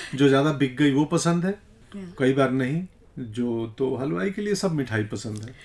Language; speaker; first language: Hindi; native; Hindi